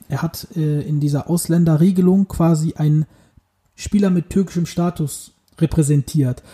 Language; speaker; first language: German; early bilingual, other home language; Turkish